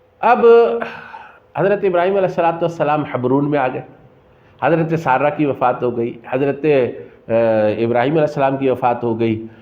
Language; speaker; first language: Urdu; native; Urdu